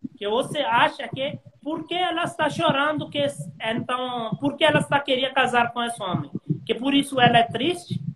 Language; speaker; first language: Portuguese; non-native, learner; Hindi